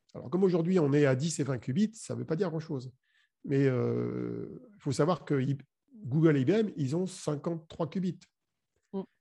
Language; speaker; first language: French; native; French